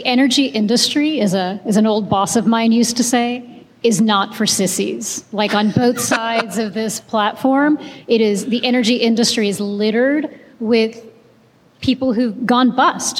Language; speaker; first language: English; non-native, local second language; Hindi